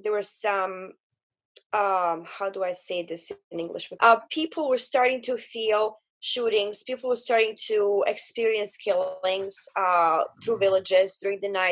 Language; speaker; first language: English; non-native, fluent; Bosnian